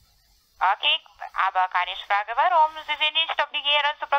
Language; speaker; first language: German; non-native, learner; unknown